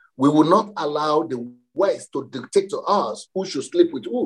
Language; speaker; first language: English; non-native, local second language; Yoruba